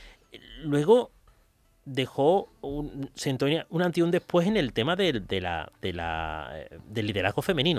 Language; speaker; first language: Spanish; native; Spanish